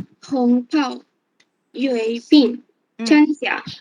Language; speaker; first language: Chinese; non-native, learner; Malay